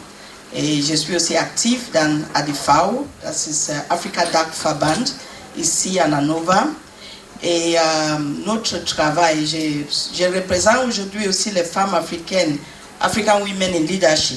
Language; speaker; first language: French; non-native, fluent; English